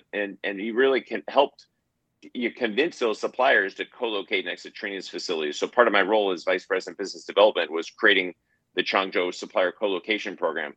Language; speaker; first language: English; native; English